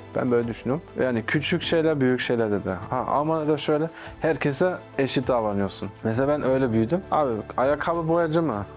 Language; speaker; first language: Turkish; non-native, fluent; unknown